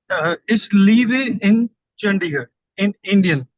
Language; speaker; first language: German; non-native, learner; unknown